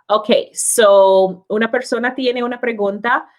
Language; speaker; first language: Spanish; non-native, learner; English